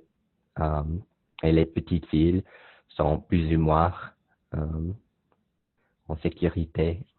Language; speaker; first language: French; non-native, learner; English